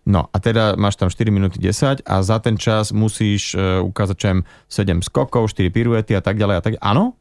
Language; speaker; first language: Slovak; native; Slovak